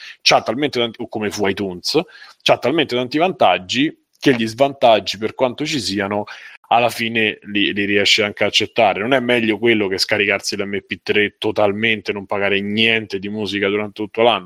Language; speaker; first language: Italian; native; Italian